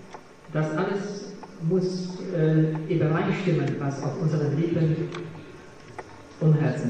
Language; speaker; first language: German; non-native, fluent; Polish